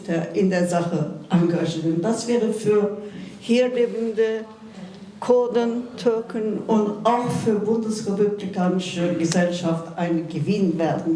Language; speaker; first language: German; non-native, fluent; Kurdish